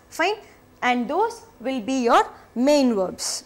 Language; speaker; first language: English; non-native, local second language; Tamil